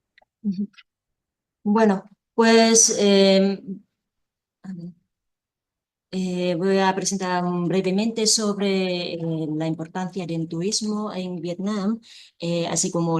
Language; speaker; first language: Spanish; non-native, fluent; Vietnamese